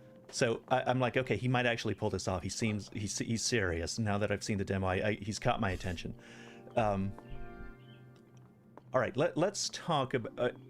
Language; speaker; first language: English; native; English